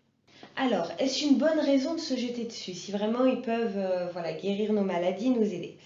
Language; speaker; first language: French; native; French